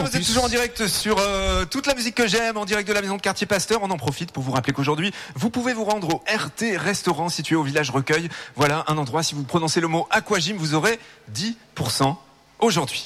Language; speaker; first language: French; native; French